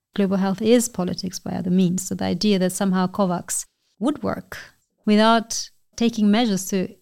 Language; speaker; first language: English; non-native, fluent; Albanian